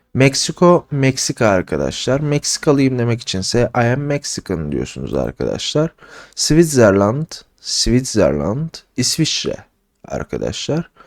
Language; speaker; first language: Turkish; native; Turkish